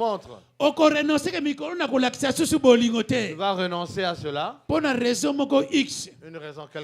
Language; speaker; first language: French; non-native, local second language; Lingala